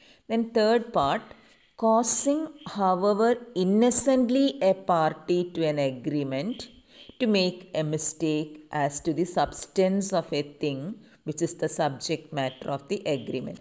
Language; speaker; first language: English; non-native, local second language; Malayalam